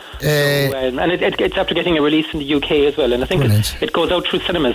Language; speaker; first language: English; native; English